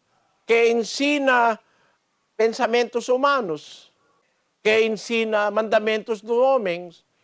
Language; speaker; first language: Portuguese; non-native, learner; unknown